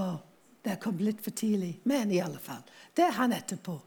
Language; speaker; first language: Norwegian; non-native, fluent; English